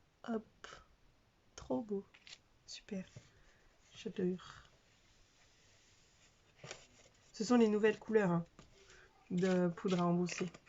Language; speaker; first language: French; native; French